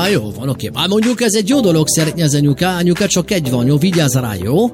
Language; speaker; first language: Hungarian; native; Hungarian